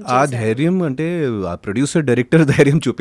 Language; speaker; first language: Telugu; non-native, fluent; Hindi